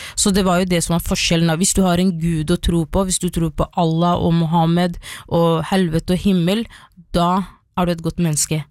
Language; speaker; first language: Norwegian; early bilingual, other home language; Somali